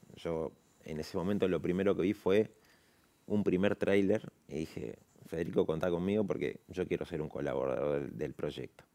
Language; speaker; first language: Spanish; native; Spanish